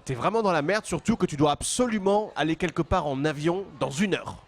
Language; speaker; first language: French; native; French